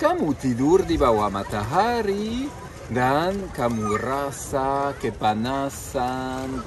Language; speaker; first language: Indonesian; non-native, fluent; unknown